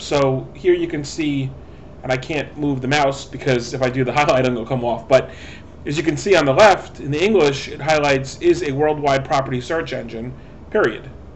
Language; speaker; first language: English; native; English